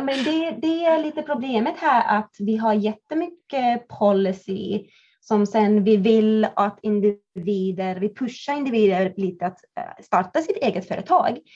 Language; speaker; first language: Swedish; non-native, fluent; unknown